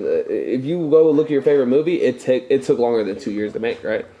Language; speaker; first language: English; native; English